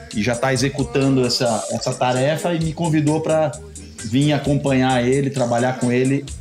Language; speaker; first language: Portuguese; native; Portuguese